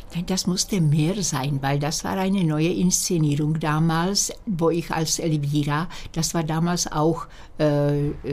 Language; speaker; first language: German; non-native, fluent; Slovak